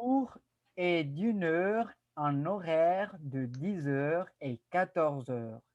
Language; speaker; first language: French; non-native, fluent; Spanish